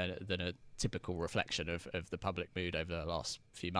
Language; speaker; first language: English; native; English